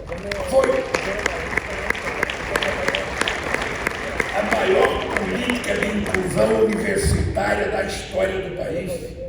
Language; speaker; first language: Portuguese; native; Portuguese